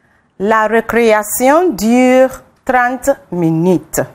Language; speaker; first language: French; non-native, fluent; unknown